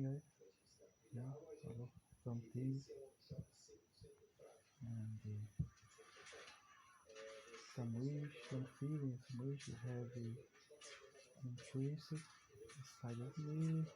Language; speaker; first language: English; non-native, learner; Portuguese